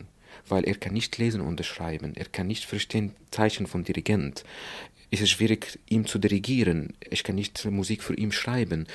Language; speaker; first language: German; non-native, fluent; Arabic